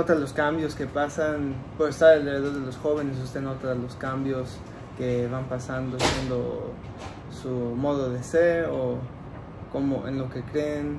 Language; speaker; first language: Spanish; early bilingual, heritage; Spanish